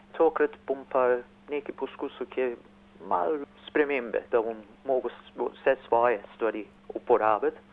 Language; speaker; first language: Slovenian; early bilingual, heritage; Slovenian